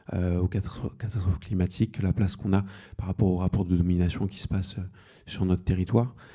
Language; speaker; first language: French; native; French